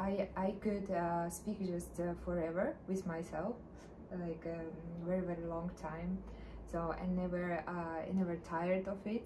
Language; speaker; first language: English; non-native, learner; Russian